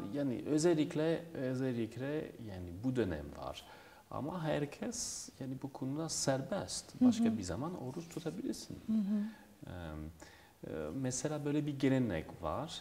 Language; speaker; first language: Turkish; non-native, fluent; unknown